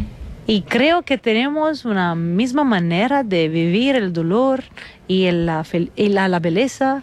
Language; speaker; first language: Spanish; non-native, fluent; Italian